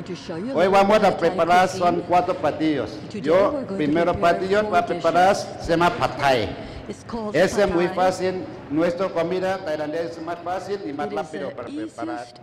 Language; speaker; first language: Spanish; non-native, learner; Thai